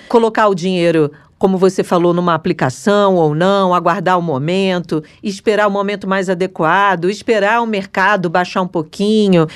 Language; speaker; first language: Portuguese; native; Portuguese